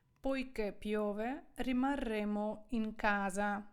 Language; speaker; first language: Italian; non-native, fluent; Ukrainian